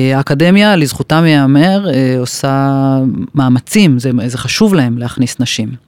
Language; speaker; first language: Hebrew; native; Hebrew